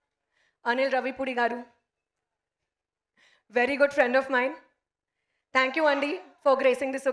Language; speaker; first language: Telugu; non-native, learner; Hindi